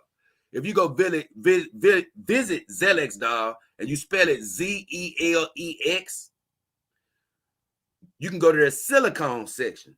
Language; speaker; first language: English; native; English